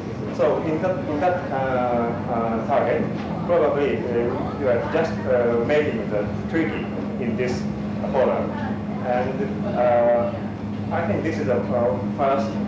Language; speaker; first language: English; non-native, learner; Japanese